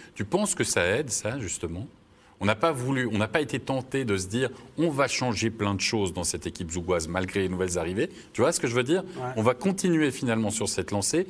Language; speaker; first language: French; native; French